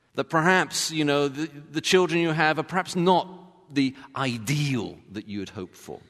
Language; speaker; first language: English; native; English